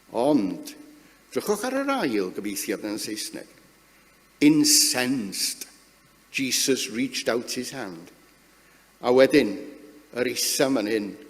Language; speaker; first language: Welsh; native; Welsh